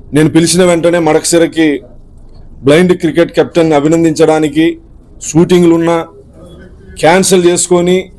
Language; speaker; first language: Telugu; native; Telugu